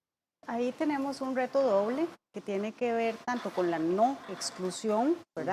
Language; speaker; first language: Spanish; native; Spanish